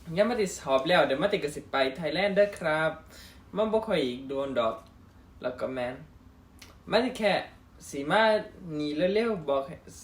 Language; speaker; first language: Thai; native; Thai